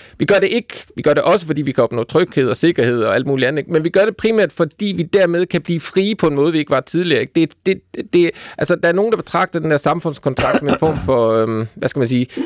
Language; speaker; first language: Danish; native; Danish